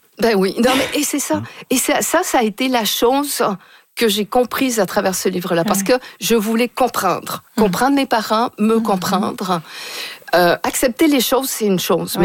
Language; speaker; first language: French; native; French